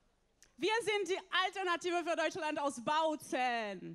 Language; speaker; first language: German; non-native, fluent; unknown